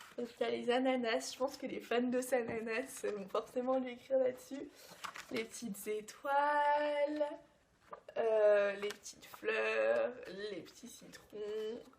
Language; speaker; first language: French; early bilingual, other home language; Portuguese